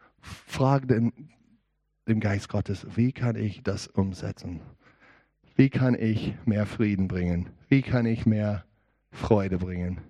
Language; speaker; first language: German; non-native, learner; English